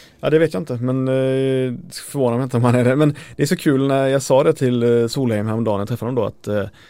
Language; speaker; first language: Swedish; native; Swedish